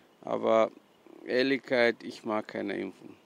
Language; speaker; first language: German; non-native, learner; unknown